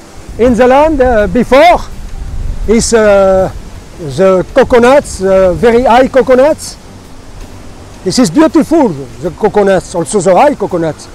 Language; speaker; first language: English; non-native, learner; French